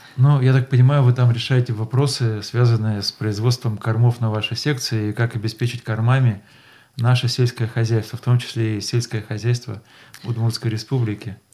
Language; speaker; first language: Russian; native; Russian